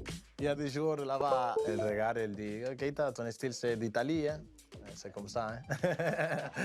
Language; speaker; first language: French; non-native, learner; Spanish